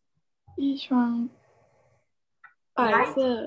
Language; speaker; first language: Chinese; non-native, learner; Thai